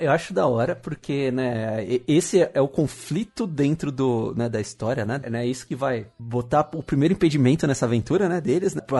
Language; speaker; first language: Portuguese; native; Portuguese